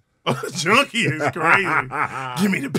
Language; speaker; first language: English; native; English